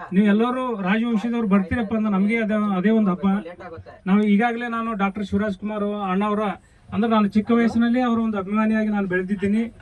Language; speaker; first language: Kannada; native; Kannada